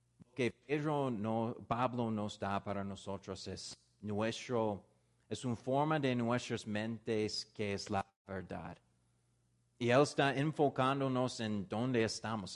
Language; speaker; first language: Spanish; non-native, fluent; English